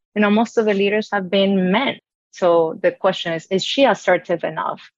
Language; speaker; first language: English; non-native, fluent; Spanish